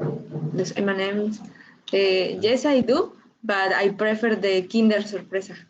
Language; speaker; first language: English; non-native, learner; Spanish